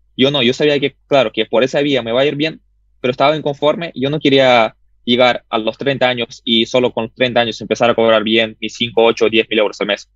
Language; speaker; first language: Spanish; early bilingual, other home language; Russian